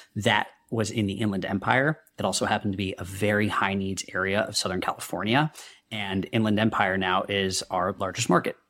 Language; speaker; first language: English; non-native, local second language; Hindi